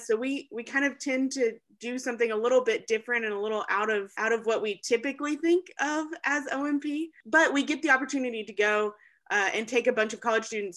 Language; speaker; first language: English; native; English